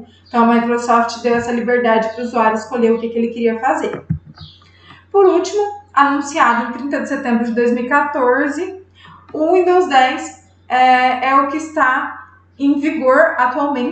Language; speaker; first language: Portuguese; native; Portuguese